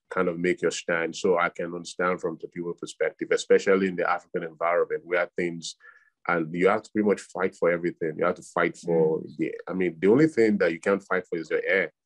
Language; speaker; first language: English; non-native, local second language; Yoruba